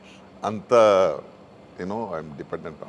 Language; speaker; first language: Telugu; non-native, fluent; Tamil